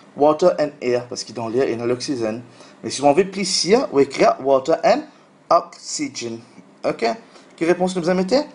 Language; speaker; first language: French; non-native, local second language; Morisyen